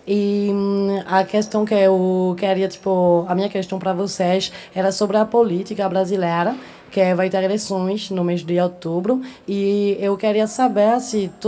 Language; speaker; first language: Portuguese; non-native, fluent; French